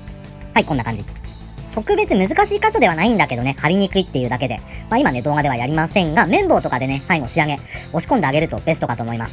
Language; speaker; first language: Japanese; native; Japanese